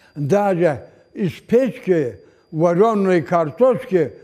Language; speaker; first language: Russian; non-native, local second language; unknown